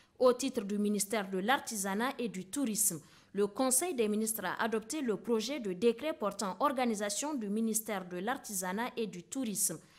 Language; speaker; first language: French; non-native, local second language; Hausa